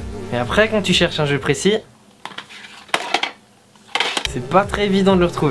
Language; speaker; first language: French; native; French